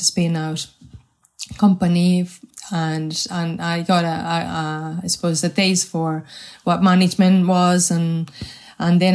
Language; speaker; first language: English; non-native, fluent; Spanish